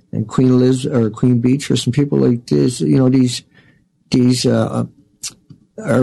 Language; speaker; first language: English; native; English